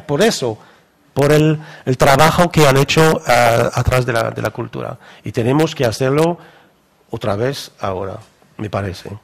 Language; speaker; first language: Spanish; non-native, fluent; French